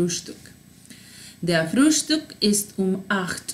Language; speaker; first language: German; non-native, fluent; Serbian